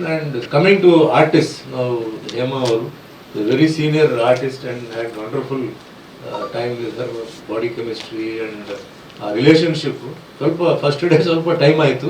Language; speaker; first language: Kannada; early bilingual, other home language; Tulu